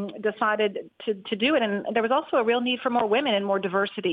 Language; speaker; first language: English; native; English